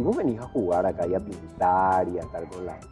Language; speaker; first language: Spanish; native; Spanish